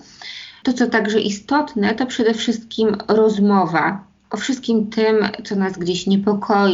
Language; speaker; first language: Polish; native; Polish